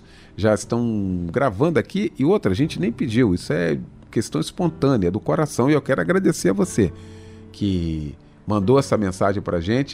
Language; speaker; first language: Portuguese; native; Portuguese